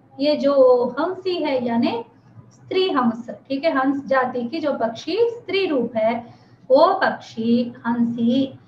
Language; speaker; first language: Hindi; non-native, local second language; Telugu